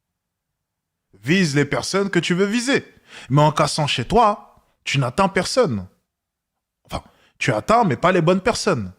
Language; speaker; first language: French; native; French